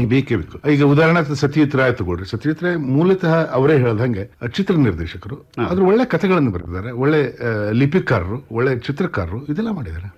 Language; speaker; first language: Kannada; non-native, local second language; Konkani